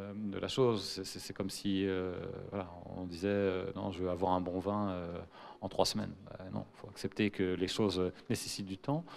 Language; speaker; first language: French; native; French